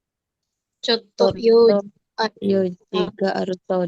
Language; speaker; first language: Japanese; non-native, learner; Indonesian